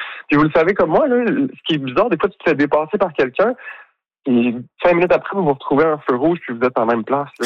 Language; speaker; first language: French; native; French